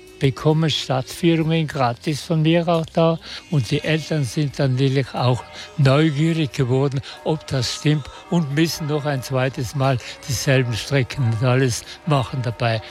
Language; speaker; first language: German; native; German